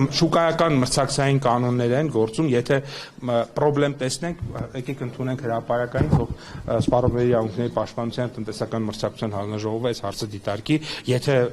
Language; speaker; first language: Armenian; native; Armenian